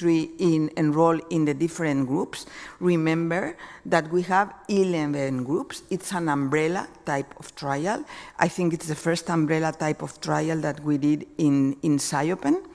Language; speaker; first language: English; non-native, fluent; Spanish